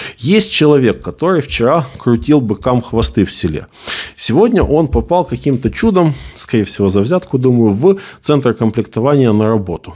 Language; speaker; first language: Russian; native; Russian